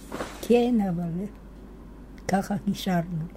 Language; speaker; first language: Hebrew; non-native, fluent; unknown